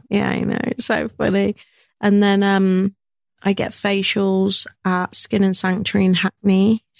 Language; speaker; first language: English; native; English